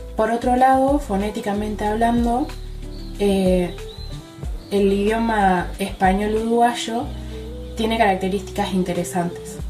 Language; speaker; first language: Spanish; native; Spanish